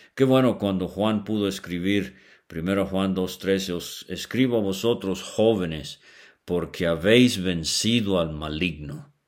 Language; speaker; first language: Spanish; native; Spanish